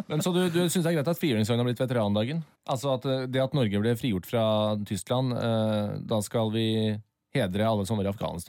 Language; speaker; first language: Norwegian; native; Norwegian